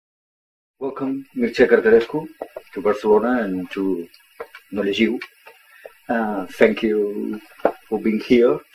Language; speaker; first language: English; non-native, learner; Spanish